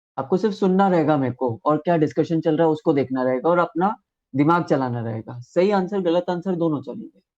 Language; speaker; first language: Hindi; native; Hindi